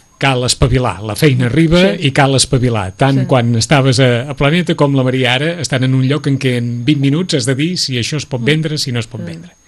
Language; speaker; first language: Catalan; native; Catalan